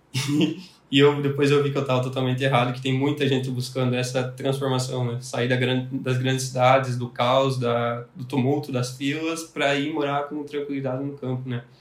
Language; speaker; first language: Portuguese; native; Portuguese